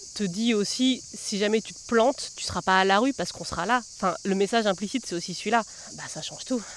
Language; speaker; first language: French; native; French